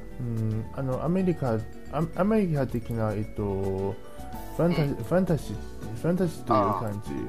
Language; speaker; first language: Japanese; non-native, learner; Chinese